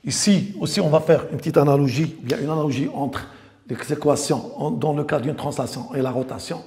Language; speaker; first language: French; non-native, local second language; Arabic